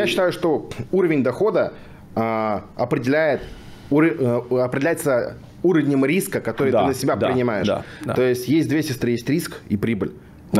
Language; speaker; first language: Russian; native; Russian